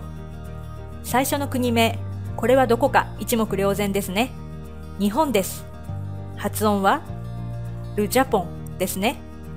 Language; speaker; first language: Japanese; native; Japanese